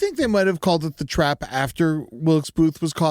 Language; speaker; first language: English; native; English